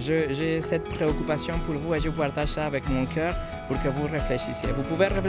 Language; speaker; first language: French; non-native, fluent; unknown